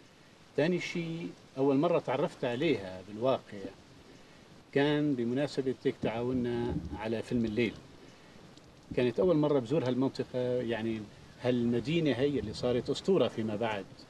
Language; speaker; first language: Arabic; native; Arabic